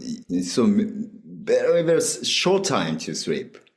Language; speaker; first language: English; non-native, learner; Japanese